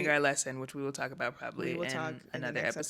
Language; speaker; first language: English; native; English